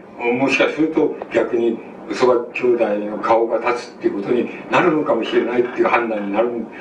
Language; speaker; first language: Japanese; native; Japanese